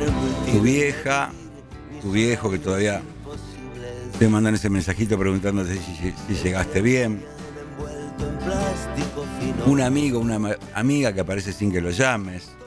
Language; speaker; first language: Spanish; native; Spanish